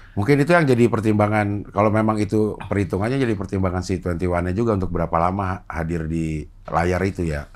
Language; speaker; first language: Indonesian; native; Indonesian